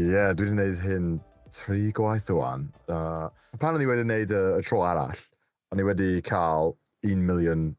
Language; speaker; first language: Welsh; non-native, local second language; English